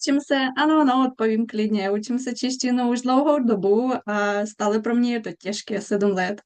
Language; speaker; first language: Czech; non-native, fluent; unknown